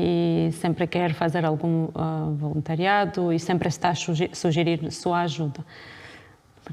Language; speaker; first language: Portuguese; non-native, fluent; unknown